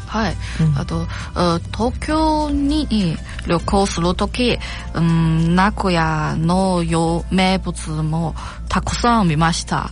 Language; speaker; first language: Japanese; non-native, learner; Chinese